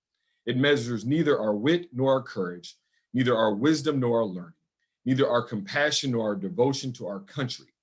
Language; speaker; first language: English; native; English